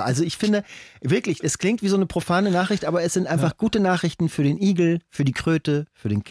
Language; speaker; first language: German; native; German